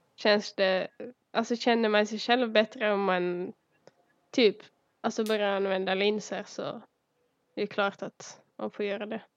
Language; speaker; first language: Swedish; early bilingual, other home language; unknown